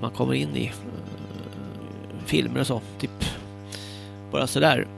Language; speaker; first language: Swedish; native; Swedish